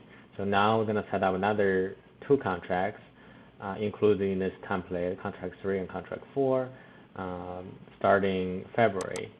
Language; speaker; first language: English; non-native, fluent; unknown